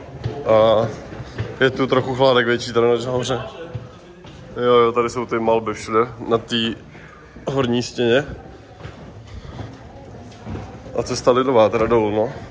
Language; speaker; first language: Czech; native; Czech